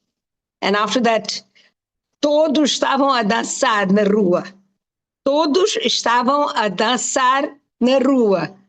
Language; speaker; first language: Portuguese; non-native, fluent; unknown